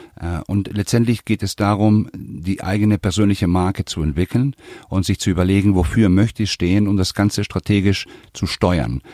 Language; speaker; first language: German; non-native, fluent; Spanish